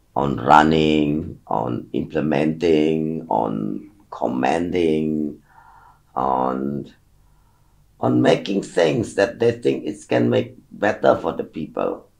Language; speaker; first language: English; non-native, fluent; Indonesian